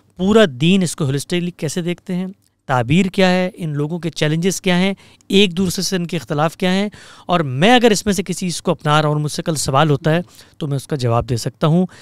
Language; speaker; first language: Urdu; native; Urdu